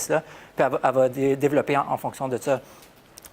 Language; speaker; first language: French; native; French